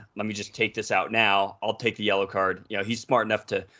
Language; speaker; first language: English; native; English